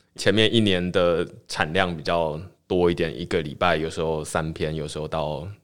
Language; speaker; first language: Chinese; native; Chinese